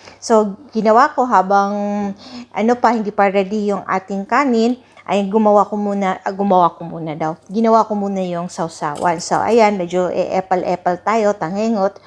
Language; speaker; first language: Filipino; non-native, local second language; Cebuano